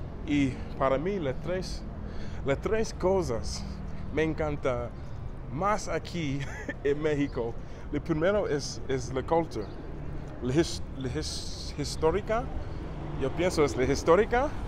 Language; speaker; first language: Spanish; non-native, learner; English